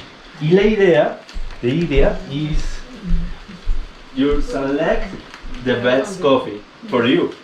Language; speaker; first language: English; non-native, learner; Spanish